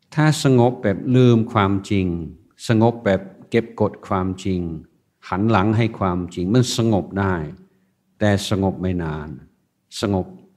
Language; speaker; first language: Thai; non-native, fluent; English